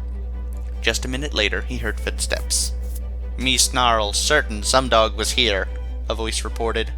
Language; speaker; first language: English; native; English